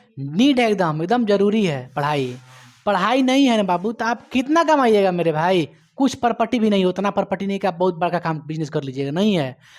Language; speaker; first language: Hindi; native; Hindi